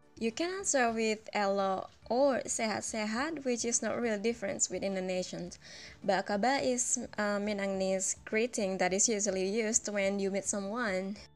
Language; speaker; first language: English; non-native, fluent; Indonesian